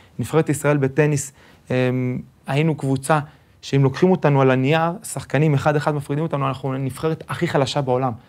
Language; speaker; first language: Hebrew; early bilingual, other home language; Spanish